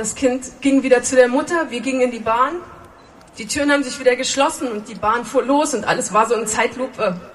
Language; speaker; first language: German; native; German